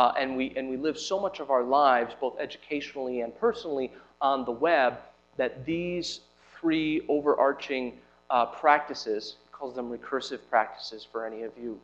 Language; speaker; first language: English; native; English